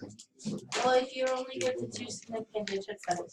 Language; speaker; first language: English; native; English